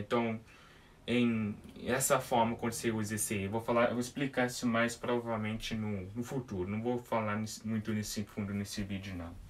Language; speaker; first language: Portuguese; early bilingual, heritage; English